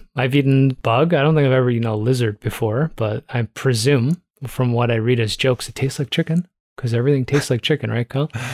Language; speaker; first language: English; native; English